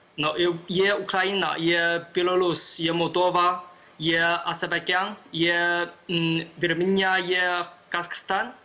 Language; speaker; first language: Ukrainian; non-native, learner; Chinese